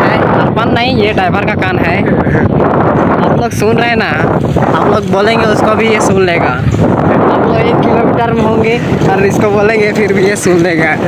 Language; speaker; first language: Hindi; non-native, local second language; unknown